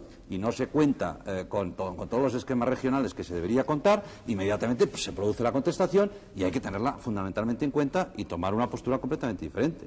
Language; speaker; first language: Spanish; native; Spanish